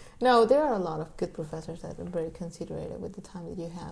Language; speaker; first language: English; non-native, fluent; Spanish